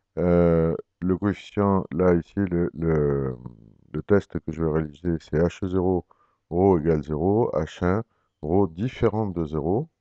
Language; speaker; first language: French; native; French